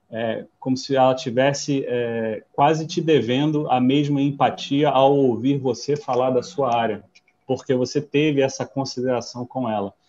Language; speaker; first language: Portuguese; non-native, fluent; English